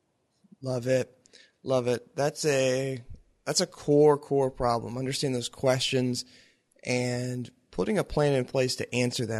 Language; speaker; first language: English; native; English